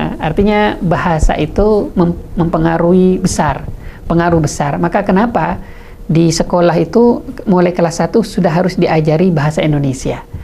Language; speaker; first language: Indonesian; non-native, local second language; Madurese